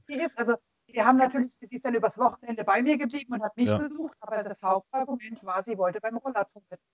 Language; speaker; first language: German; native; German